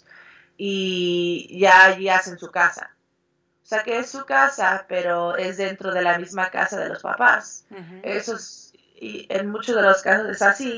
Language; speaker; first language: Spanish; early bilingual, heritage; Spanish